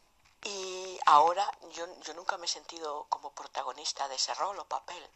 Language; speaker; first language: Spanish; native; Spanish